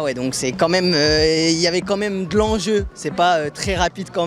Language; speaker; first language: French; native; French